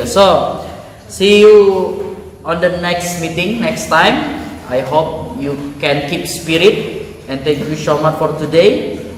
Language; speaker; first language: English; non-native, learner; Indonesian